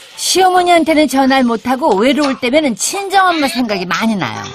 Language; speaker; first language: Korean; native; Korean